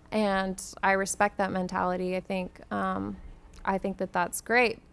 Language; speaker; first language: English; native; English